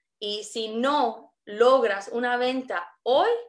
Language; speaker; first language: Spanish; early bilingual, heritage; English